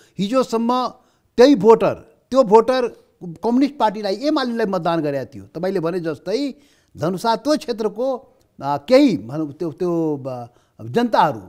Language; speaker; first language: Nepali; non-native, local second language; Maithili